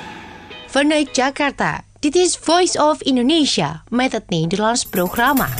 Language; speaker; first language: Dutch; non-native, learner; Indonesian